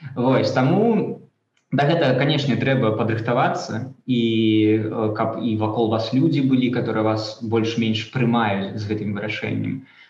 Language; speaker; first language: Belarusian; non-native, local second language; Russian